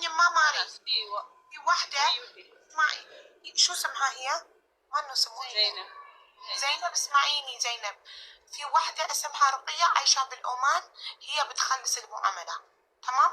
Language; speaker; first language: Arabic; non-native, fluent; Amharic